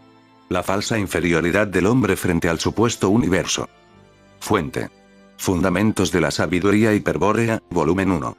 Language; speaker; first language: Spanish; native; Spanish